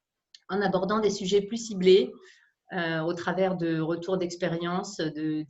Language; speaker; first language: French; native; French